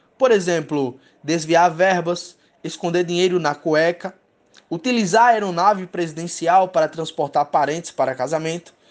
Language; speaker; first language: Portuguese; native; Portuguese